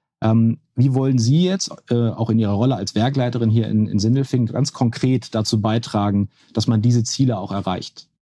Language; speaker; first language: German; native; German